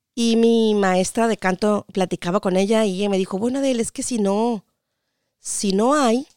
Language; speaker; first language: Spanish; native; Spanish